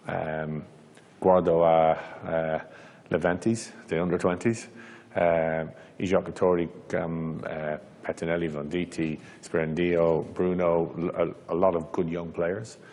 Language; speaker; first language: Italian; non-native, learner; English